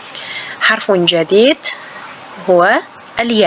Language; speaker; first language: Arabic; non-native, fluent; Uzbek